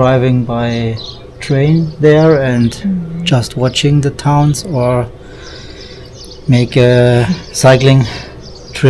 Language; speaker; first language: English; non-native, learner; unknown